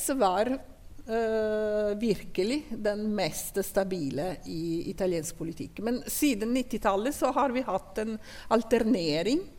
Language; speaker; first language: Norwegian; non-native, fluent; Italian